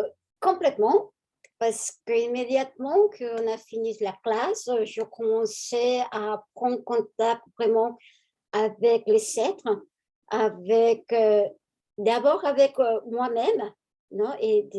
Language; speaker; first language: French; non-native, fluent; Spanish